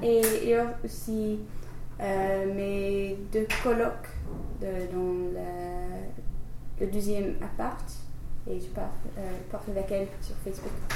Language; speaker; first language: French; non-native, learner; English